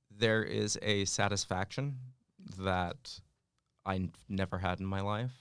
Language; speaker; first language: English; native; English